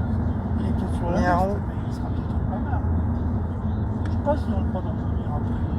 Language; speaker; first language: French; native; French